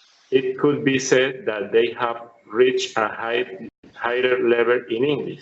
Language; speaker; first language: English; non-native, learner; Spanish